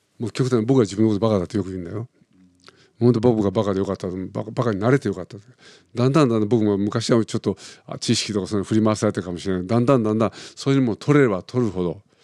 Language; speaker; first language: Japanese; native; Japanese